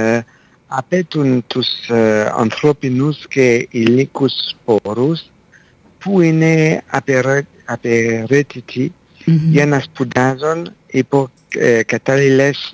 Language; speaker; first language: Greek; non-native, fluent; French